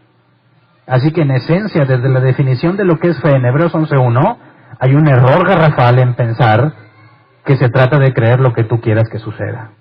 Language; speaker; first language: Spanish; native; Spanish